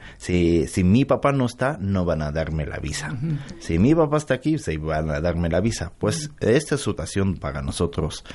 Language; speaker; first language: Spanish; non-native, learner; Arabic